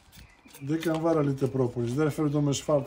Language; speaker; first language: Swedish; non-native, fluent; Portuguese